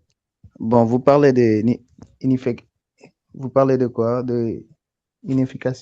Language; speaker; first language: French; non-native, learner; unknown